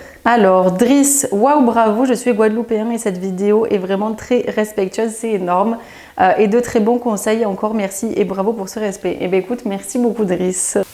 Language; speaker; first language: French; native; French